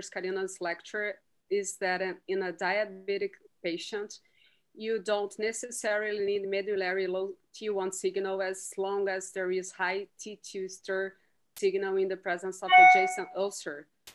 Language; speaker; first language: English; non-native, fluent; Portuguese